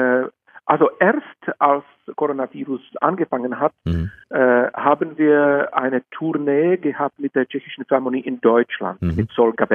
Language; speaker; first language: German; non-native, fluent; Czech